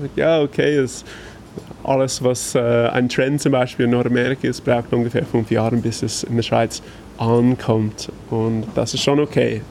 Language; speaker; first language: German; non-native, fluent; English